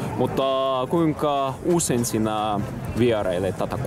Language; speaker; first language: Finnish; non-native, fluent; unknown